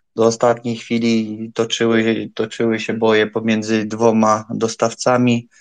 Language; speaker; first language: Polish; native; Polish